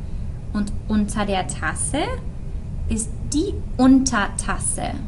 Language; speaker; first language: German; non-native, fluent; English